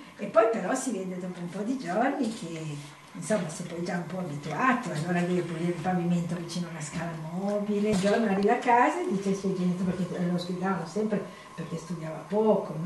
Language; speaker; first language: Italian; native; Italian